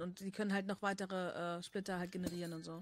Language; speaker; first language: German; native; German